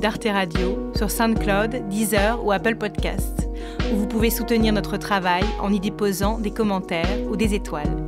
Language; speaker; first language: French; native; French